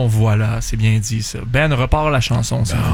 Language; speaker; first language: French; native; French